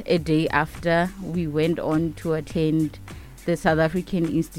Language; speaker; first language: English; non-native, local second language; Northern Sotho